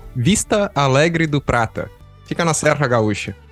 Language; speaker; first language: Portuguese; native; Portuguese